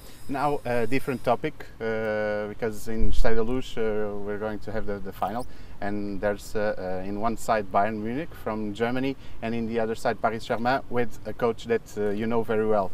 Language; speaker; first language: English; non-native, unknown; Portuguese